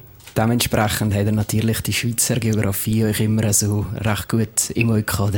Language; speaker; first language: German; native; German